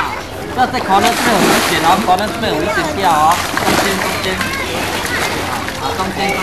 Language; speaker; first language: Chinese; native; Chinese